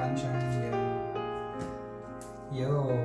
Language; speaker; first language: Indonesian; non-native, learner; German